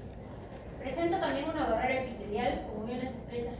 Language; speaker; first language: Spanish; native; Spanish